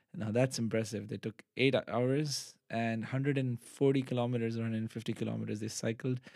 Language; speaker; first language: English; non-native, local second language; Urdu